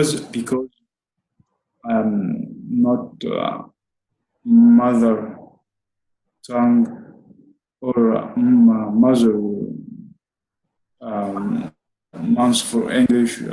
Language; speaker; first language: English; non-native, learner; Arabic